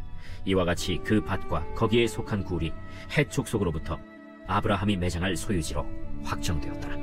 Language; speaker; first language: Korean; native; Korean